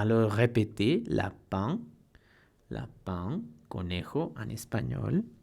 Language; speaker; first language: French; non-native, fluent; Spanish